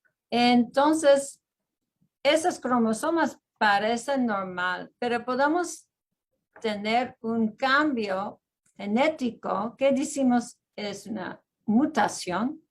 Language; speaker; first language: Spanish; early bilingual, heritage; Spanish